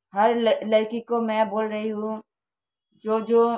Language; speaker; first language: Hindi; non-native, local second language; Bangla